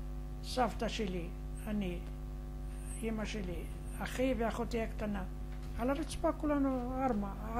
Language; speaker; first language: Hebrew; non-native, fluent; Arabic